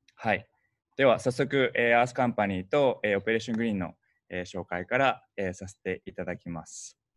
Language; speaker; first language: Japanese; early bilingual, heritage; Japanese